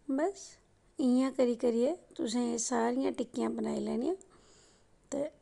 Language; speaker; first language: Punjabi; non-native, local second language; Dogri